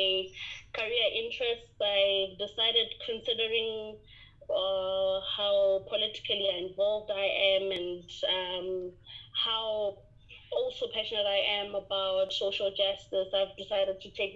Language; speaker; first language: English; non-native, local second language; Northern Sotho